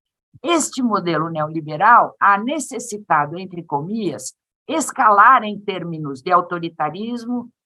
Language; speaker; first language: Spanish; non-native, learner; Portuguese